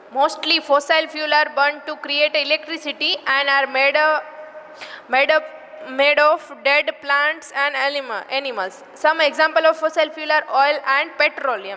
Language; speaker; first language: English; non-native, local second language; Gujarati